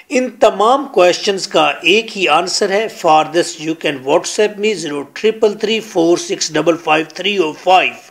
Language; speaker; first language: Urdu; non-native, local second language; Punjabi